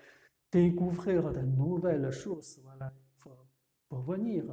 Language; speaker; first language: French; non-native, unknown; Chinese